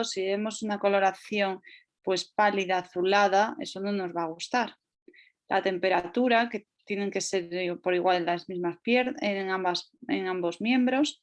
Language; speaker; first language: Spanish; native; Spanish